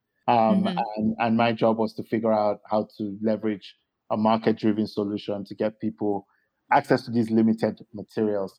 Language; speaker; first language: English; non-native, local second language; Yoruba